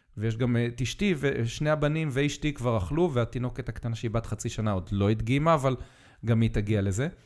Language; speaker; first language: Hebrew; native; Hebrew